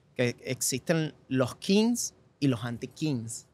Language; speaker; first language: Spanish; native; Spanish